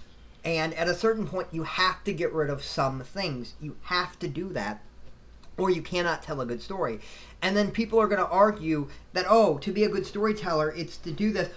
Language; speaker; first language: English; native; English